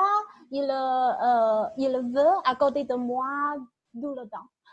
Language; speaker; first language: French; non-native, learner; Chinese